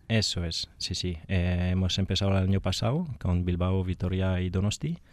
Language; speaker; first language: Spanish; non-native, fluent; French